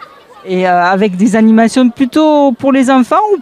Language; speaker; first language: French; native; French